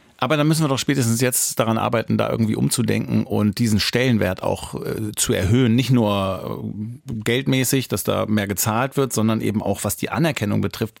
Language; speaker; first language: German; native; German